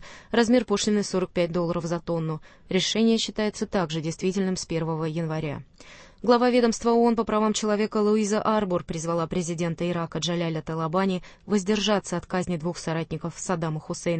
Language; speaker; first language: Russian; native; Russian